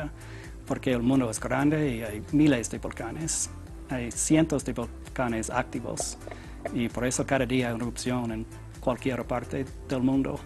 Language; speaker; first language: Spanish; non-native, learner; English